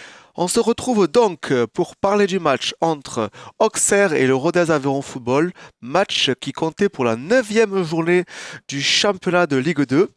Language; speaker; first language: French; native; French